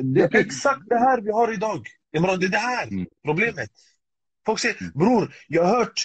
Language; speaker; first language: Swedish; early bilingual, other home language; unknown